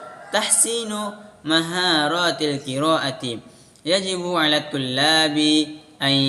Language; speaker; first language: Arabic; non-native, learner; Indonesian